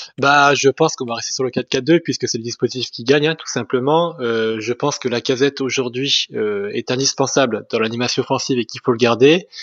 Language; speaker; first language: French; native; French